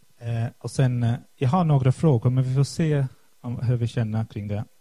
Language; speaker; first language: Swedish; non-native, fluent; English